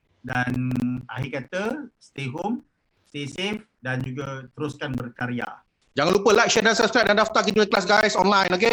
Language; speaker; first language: Malay; native; Malay